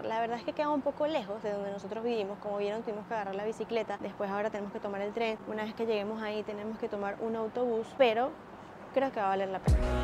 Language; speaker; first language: Spanish; native; Spanish